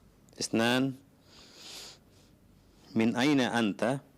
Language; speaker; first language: Arabic; non-native, learner; Indonesian